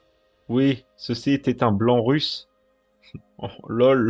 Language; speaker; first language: French; native; French